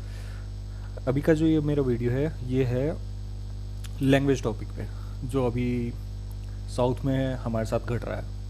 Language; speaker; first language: Hindi; native; Hindi